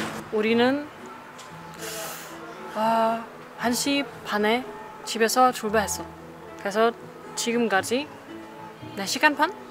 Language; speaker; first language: Korean; non-native, fluent; German